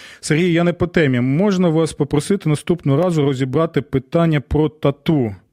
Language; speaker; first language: Ukrainian; non-native, local second language; Russian